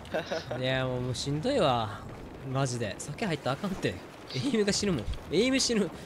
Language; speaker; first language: Japanese; native; Japanese